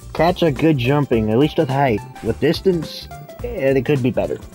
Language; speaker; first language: English; native; English